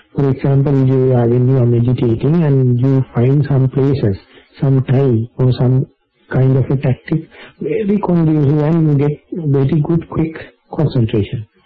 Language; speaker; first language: English; non-native, local second language; Sinhala